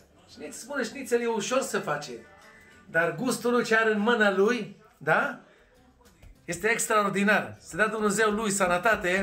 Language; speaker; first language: Romanian; non-native, fluent; Hebrew